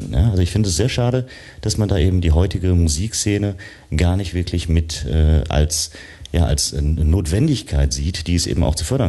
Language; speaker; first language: German; native; German